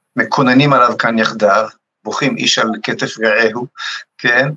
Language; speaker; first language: Hebrew; native; Hebrew